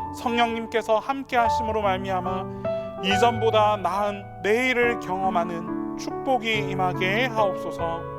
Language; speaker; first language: Korean; native; Korean